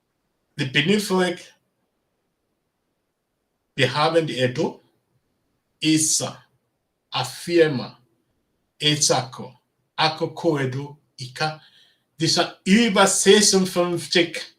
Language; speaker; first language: German; non-native, learner; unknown